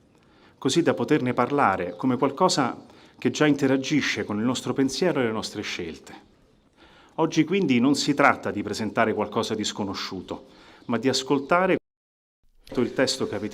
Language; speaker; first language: Italian; native; Italian